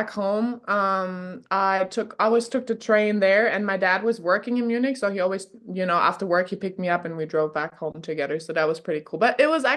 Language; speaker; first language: English; non-native, fluent; German